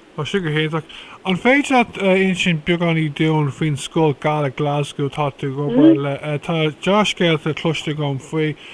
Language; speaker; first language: Irish; non-native, local second language; English